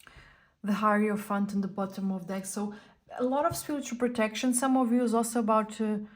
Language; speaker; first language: English; non-native, fluent; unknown